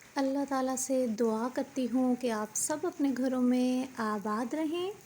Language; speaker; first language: Urdu; non-native, local second language; Punjabi